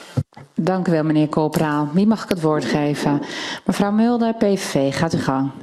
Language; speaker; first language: Dutch; native; Dutch